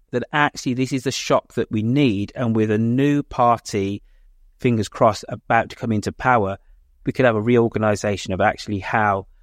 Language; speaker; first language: English; native; English